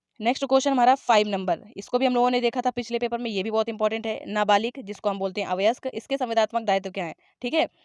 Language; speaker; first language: Hindi; native; Hindi